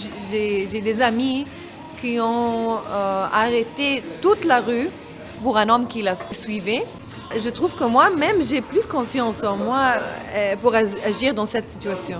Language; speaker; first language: French; non-native, fluent; Arabic